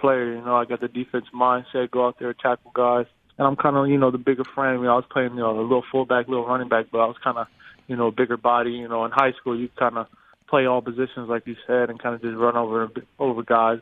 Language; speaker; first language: English; native; English